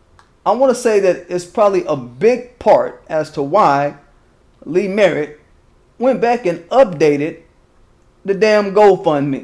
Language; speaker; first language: English; native; English